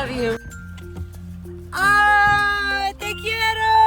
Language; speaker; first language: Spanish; non-native, learner; English